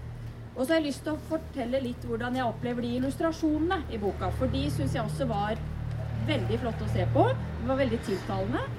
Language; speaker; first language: Norwegian; native; Norwegian